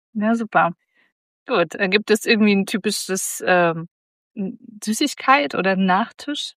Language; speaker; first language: German; native; German